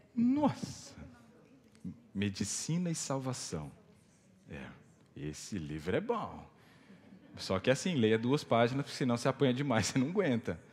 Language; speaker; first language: Portuguese; native; Portuguese